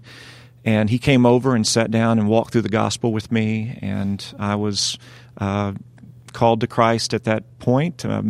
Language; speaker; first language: English; native; English